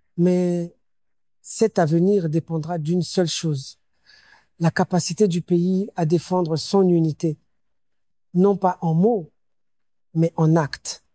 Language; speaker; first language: French; non-native, local second language; Lingala